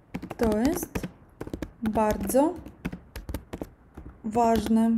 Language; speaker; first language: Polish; non-native, learner; Russian